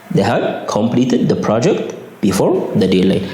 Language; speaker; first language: English; non-native, local second language; Amharic